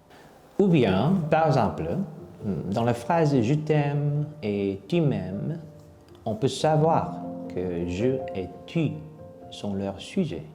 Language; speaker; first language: French; non-native, fluent; Korean